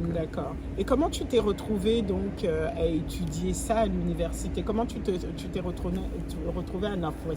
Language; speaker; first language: French; native; French